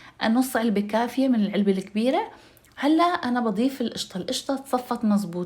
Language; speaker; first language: Arabic; native; Arabic